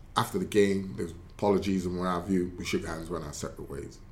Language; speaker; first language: English; native; English